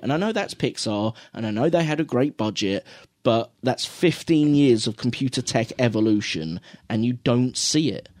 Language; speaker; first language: English; native; English